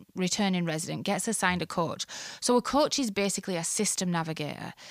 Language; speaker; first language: English; native; English